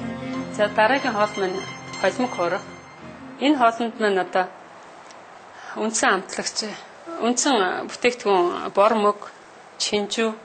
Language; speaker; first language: Mongolian; native; Mongolian